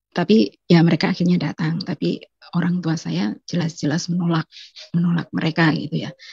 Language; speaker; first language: Indonesian; native; Indonesian